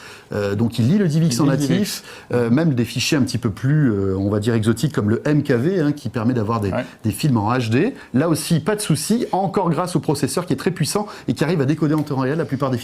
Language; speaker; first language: French; native; French